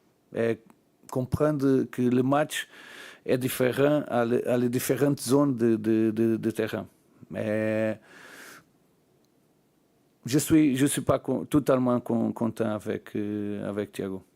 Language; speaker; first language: French; non-native, learner; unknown